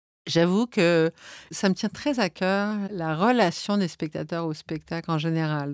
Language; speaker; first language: French; native; French